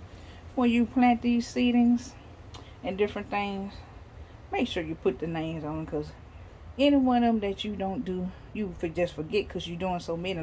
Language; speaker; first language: English; native; English